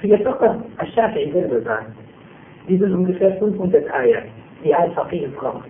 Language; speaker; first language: German; non-native, fluent; Arabic